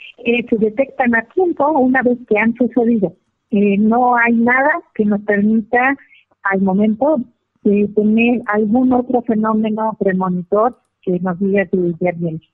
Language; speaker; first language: Spanish; native; Spanish